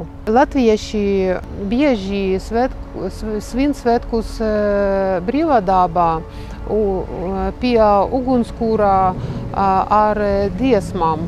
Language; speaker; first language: Latvian; non-native, fluent; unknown